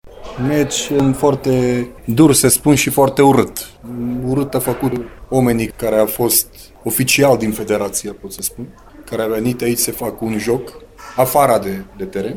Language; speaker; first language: Romanian; non-native, learner; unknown